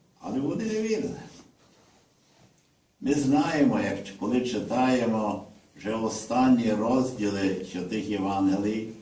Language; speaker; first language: Ukrainian; early bilingual, heritage; Ukrainian